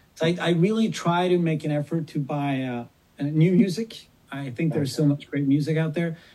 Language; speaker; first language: English; non-native, fluent; Swedish